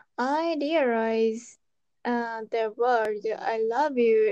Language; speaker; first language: English; non-native, learner; Japanese